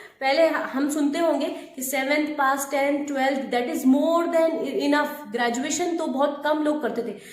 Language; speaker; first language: Urdu; native; Urdu